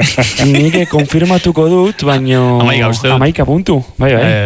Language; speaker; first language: Basque; native; Basque